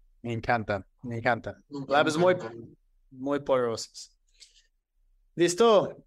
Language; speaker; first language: Spanish; non-native, fluent; English